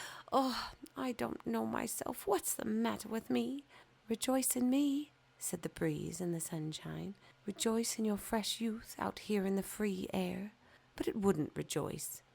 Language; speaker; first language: English; native; English